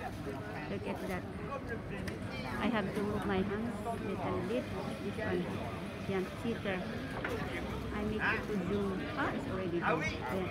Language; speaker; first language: English; non-native, local second language; Filipino